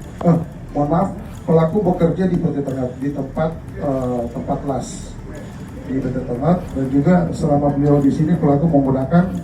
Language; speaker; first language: Indonesian; native; Indonesian